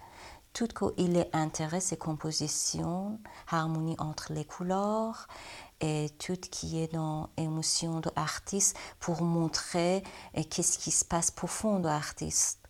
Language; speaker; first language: French; non-native, learner; Persian